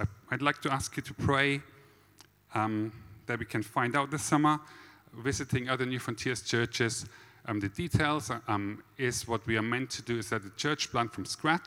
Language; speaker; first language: English; non-native, fluent; German